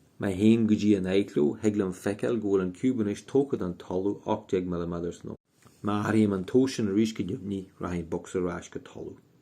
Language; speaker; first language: Irish; native; Irish